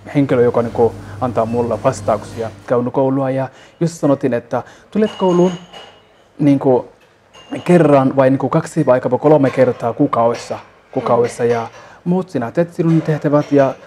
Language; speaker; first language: Finnish; non-native, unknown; Somali